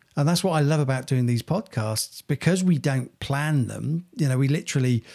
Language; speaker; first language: English; native; English